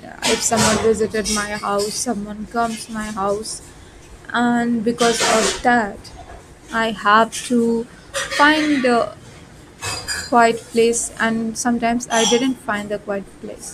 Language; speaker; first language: English; non-native, learner; Bhojpuri